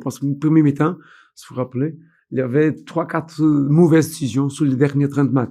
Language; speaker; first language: French; non-native, fluent; Portuguese